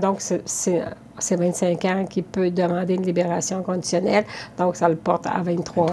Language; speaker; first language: French; native; French